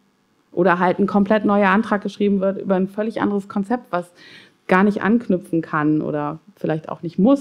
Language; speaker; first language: German; native; German